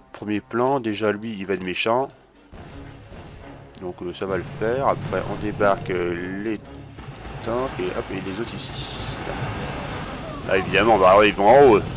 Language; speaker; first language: French; native; French